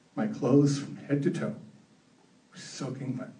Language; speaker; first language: English; native; English